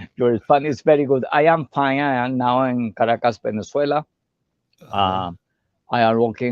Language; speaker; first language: English; non-native, learner; Portuguese